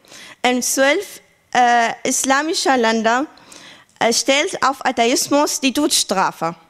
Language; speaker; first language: German; non-native, learner; Arabic